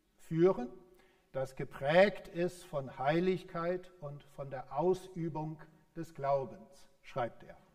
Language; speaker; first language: German; non-native, fluent; English